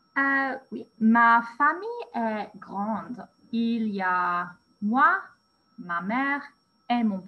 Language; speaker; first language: French; non-native, fluent; English